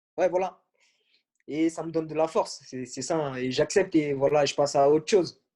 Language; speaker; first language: French; non-native, local second language; Bambara